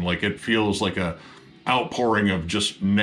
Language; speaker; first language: English; native; English